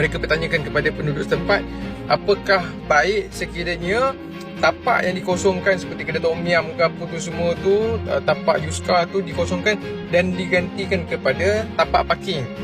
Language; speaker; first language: Malay; native; Malay